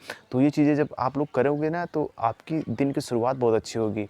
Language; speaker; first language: Hindi; native; Hindi